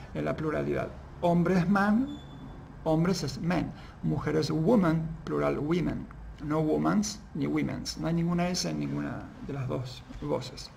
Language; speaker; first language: Spanish; native; Spanish